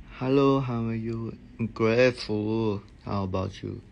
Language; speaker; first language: English; non-native, learner; Thai